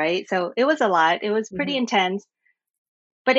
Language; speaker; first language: English; non-native, fluent; Thai